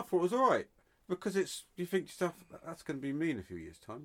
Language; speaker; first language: English; native; English